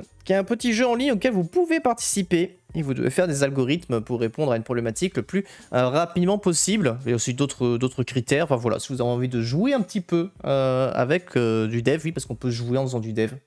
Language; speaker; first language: French; native; French